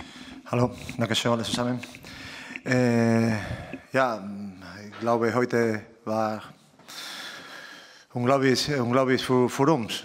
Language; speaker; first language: German; non-native, learner; Spanish